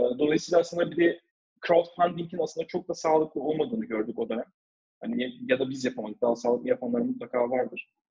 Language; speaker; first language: Turkish; early bilingual, heritage; Turkish